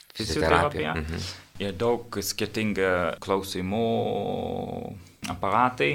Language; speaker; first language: Lithuanian; non-native, learner; English